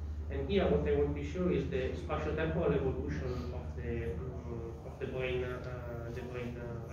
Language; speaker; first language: English; non-native, fluent; Italian